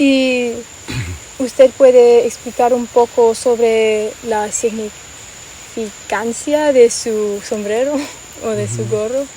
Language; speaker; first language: Spanish; non-native, fluent; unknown